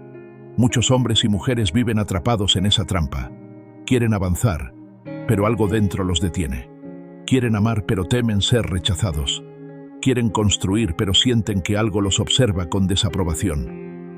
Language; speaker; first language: Spanish; native; Spanish